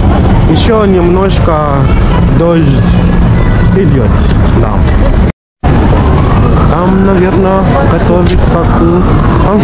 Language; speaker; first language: Russian; non-native, fluent; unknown